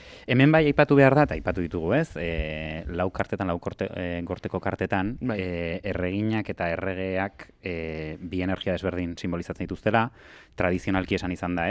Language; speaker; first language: Basque; native; Basque